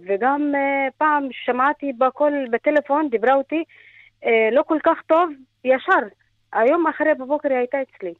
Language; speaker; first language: Hebrew; non-native, fluent; Arabic